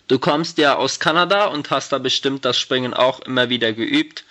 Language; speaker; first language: German; native; German